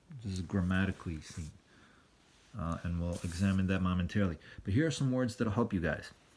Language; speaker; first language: English; native; English